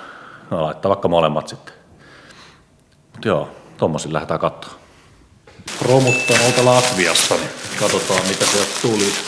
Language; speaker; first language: Finnish; native; Finnish